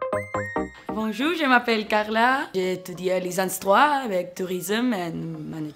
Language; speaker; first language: French; non-native, learner; Spanish